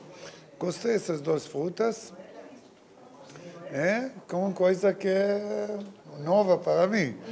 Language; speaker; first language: Portuguese; non-native, learner; Hebrew